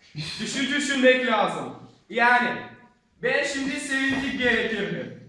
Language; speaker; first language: Turkish; non-native, learner; Bulgarian